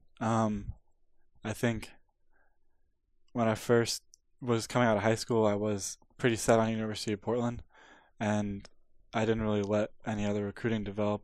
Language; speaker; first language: English; native; English